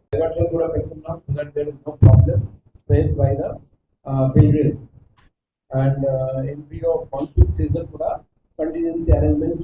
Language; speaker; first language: English; non-native, local second language; Telugu